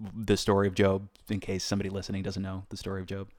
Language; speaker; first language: English; native; English